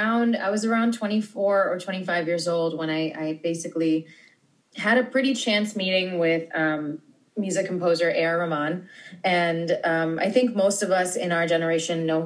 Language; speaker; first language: English; native; English